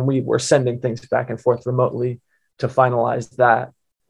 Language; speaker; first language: English; native; English